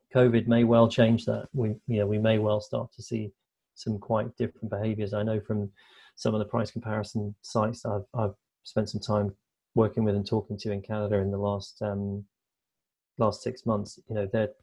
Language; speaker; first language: English; native; English